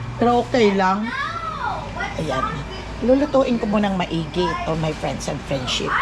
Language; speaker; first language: Filipino; non-native, local second language; Cebuano